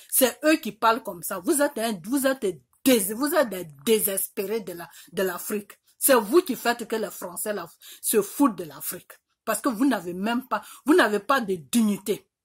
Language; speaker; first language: French; native; French